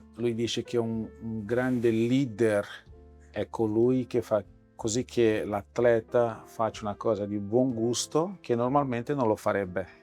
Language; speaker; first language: Italian; non-native, fluent; Portuguese